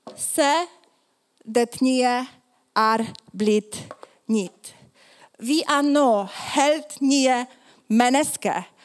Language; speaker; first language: Swedish; non-native, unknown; Polish